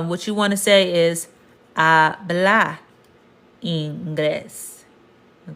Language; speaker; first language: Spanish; non-native, fluent; English